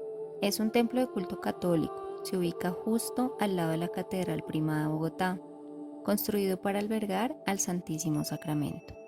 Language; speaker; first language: Spanish; native; Spanish